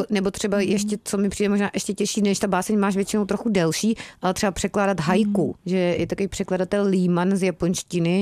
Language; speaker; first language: Czech; native; Czech